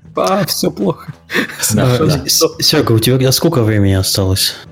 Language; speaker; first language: Russian; native; Russian